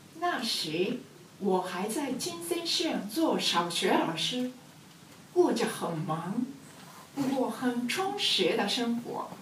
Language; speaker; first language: Chinese; non-native, learner; Japanese